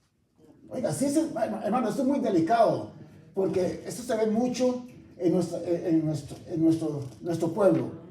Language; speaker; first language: Spanish; native; Spanish